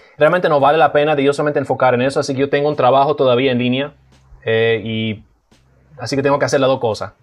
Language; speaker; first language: Spanish; non-native, fluent; German